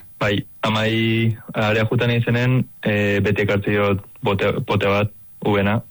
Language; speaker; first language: Basque; early bilingual, other home language; Filipino